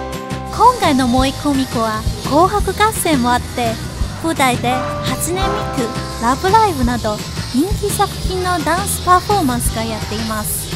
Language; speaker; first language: Japanese; non-native, fluent; Chinese